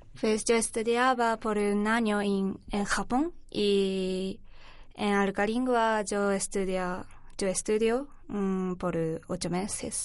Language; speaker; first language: Spanish; non-native, learner; Japanese